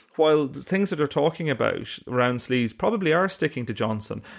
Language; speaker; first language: English; native; English